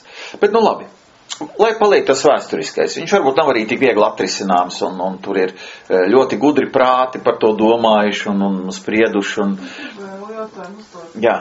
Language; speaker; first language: Latvian; native; Latvian